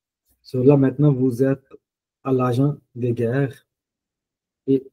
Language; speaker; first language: French; non-native, fluent; Punjabi